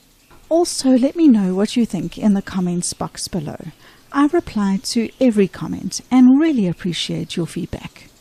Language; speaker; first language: English; native; English